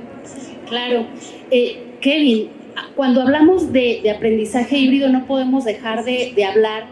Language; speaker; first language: Spanish; native; Spanish